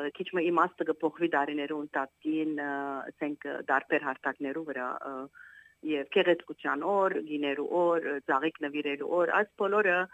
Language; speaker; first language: Armenian; native; Armenian